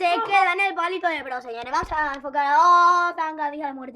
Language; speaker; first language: Spanish; native; Spanish